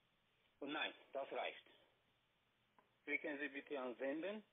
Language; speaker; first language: German; non-native, fluent; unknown